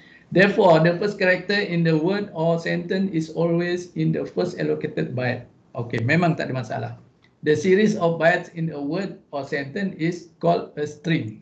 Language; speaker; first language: English; non-native, local second language; Malay